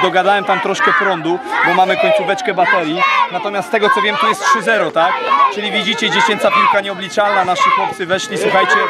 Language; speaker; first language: Polish; native; Polish